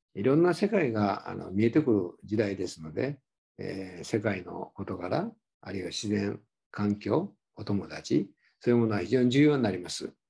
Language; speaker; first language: Japanese; native; Japanese